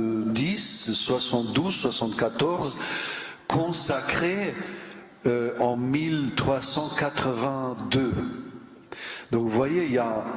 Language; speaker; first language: French; non-native, fluent; Romanian